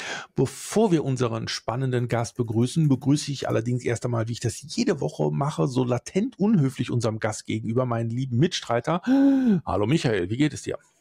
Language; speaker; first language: German; native; German